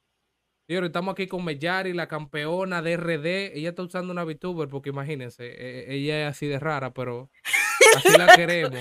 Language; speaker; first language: Spanish; native; Spanish